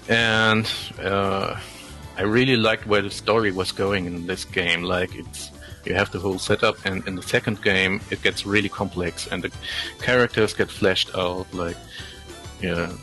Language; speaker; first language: English; non-native, fluent; German